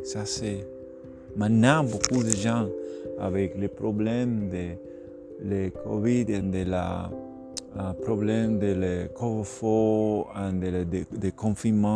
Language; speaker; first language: French; non-native, learner; Spanish